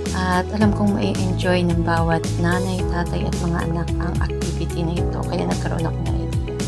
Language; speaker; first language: Filipino; native; Filipino